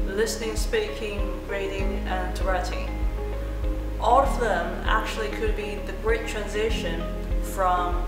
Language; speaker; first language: English; non-native, fluent; Chinese